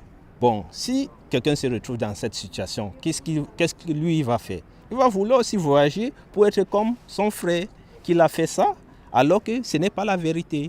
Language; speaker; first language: French; non-native, local second language; Wolof